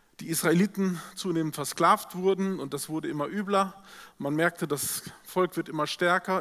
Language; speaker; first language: German; native; German